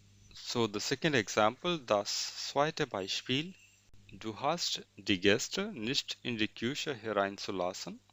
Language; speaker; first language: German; non-native, fluent; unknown